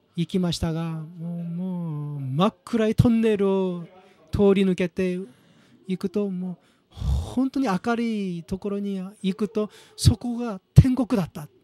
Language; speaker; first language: Japanese; non-native, fluent; Korean